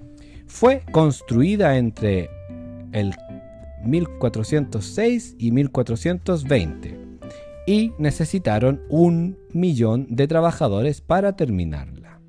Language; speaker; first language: Spanish; native; Spanish